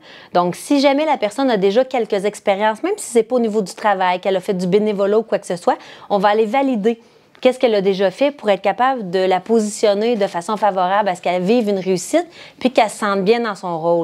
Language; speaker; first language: French; native; French